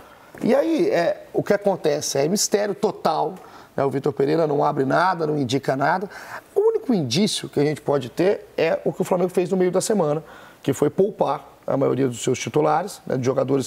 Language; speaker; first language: Portuguese; native; Portuguese